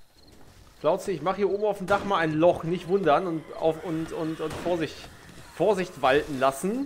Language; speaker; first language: German; native; German